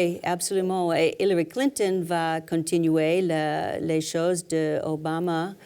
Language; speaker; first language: French; non-native, learner; English